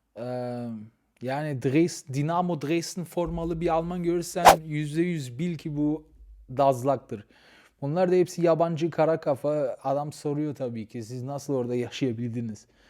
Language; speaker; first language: Turkish; early bilingual, heritage; Turkish